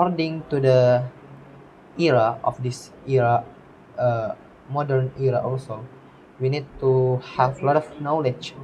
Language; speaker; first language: English; non-native, learner; Indonesian